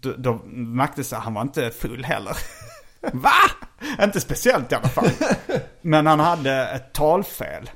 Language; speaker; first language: Swedish; native; Swedish